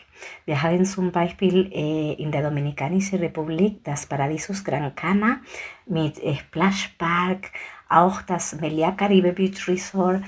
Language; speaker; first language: German; non-native, fluent; Spanish